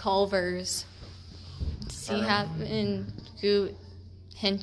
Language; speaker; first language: German; non-native, learner; English